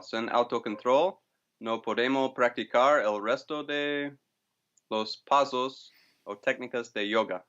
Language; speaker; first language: Spanish; non-native, fluent; English